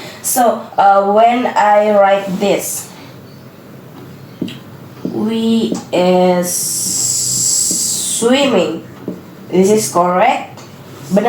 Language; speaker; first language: English; non-native, learner; Indonesian